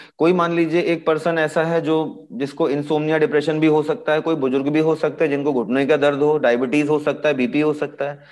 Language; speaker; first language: Hindi; native; Hindi